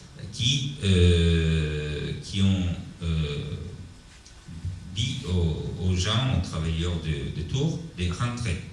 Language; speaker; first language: French; non-native, learner; Italian